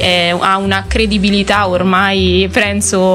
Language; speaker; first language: Italian; native; Italian